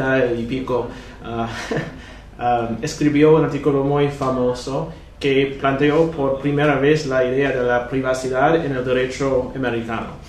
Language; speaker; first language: Spanish; non-native, fluent; English